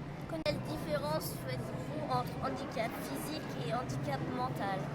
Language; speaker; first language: French; native; French